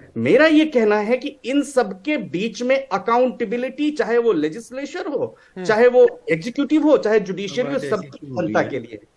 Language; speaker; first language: Hindi; native; Hindi